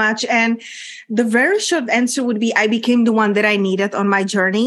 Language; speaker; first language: English; non-native, fluent; Czech